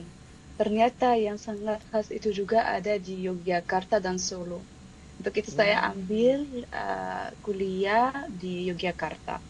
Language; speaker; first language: Indonesian; non-native, fluent; Arabic